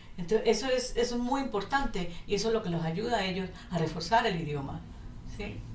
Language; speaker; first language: Spanish; native; Spanish